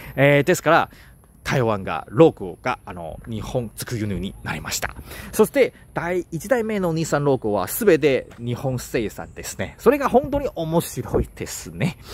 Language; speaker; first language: Japanese; non-native, learner; Chinese